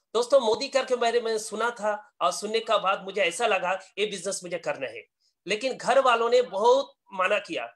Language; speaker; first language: Hindi; non-native, local second language; Bangla